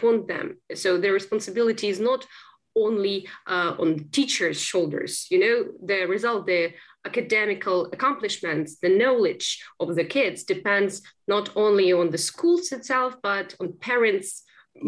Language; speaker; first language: English; non-native, fluent; Ukrainian